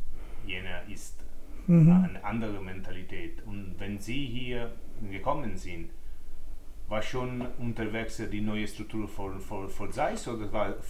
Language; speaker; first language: German; non-native, learner; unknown